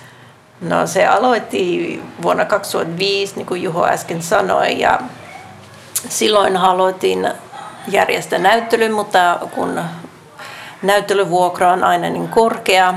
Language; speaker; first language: Finnish; non-native, fluent; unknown